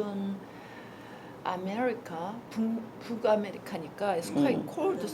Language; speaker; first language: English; non-native, learner; Korean